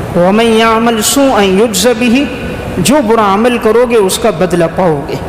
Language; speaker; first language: Urdu; native; Urdu